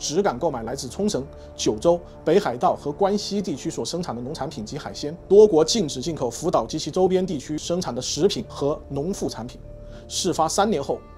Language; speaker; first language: Chinese; native; Chinese